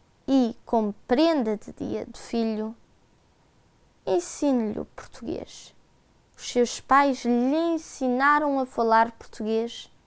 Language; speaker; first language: Portuguese; early bilingual, heritage; Portuguese